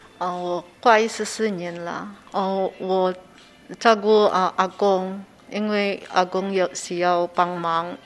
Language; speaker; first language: Chinese; non-native, learner; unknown